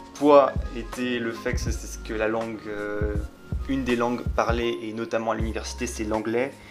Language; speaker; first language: French; native; French